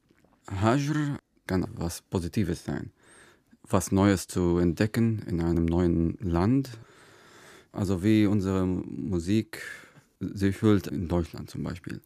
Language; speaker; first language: German; non-native, fluent; Arabic